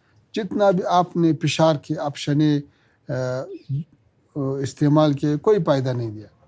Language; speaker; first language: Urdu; non-native, fluent; Pashto